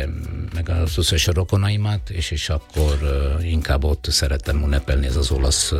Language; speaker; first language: Hungarian; non-native, fluent; Italian